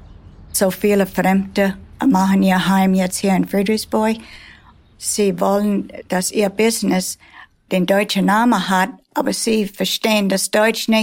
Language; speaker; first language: German; early bilingual, heritage; German